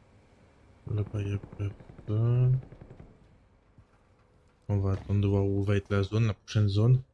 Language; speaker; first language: French; native; French